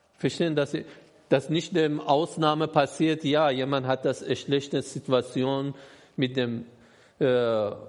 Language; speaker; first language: German; non-native, learner; Persian